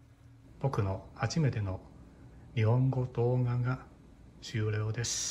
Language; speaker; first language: Japanese; non-native, fluent; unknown